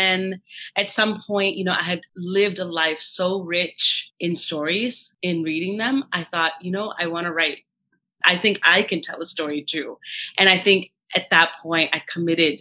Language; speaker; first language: English; early bilingual, other home language; Telugu